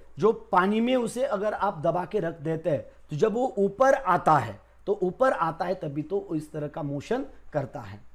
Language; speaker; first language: Hindi; non-native, local second language; Marathi